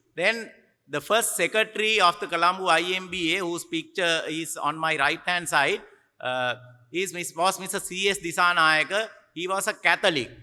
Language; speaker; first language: English; non-native, local second language; Sinhala